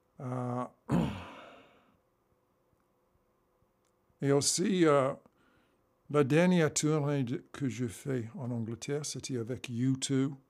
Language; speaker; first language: French; non-native, learner; English